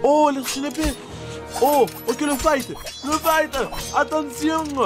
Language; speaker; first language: French; native; French